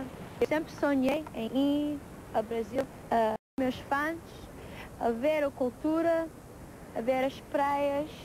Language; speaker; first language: Portuguese; early bilingual, heritage; English